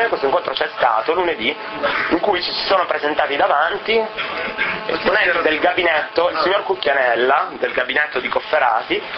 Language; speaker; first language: Italian; native; Italian